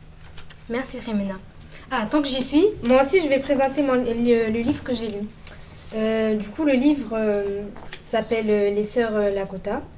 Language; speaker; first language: French; native; French